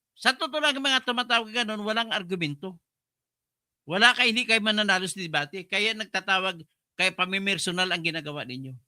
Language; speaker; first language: Filipino; non-native, local second language; Hiligaynon